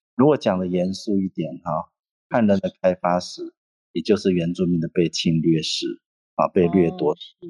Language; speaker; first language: Chinese; non-native, local second language; Hakka Chinese